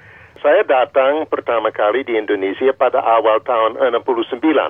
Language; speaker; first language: Indonesian; non-native, fluent; English